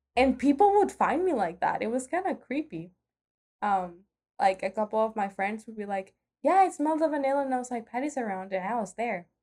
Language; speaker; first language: English; non-native, fluent; Spanish